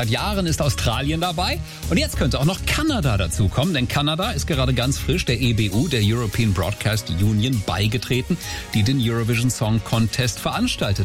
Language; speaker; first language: German; native; German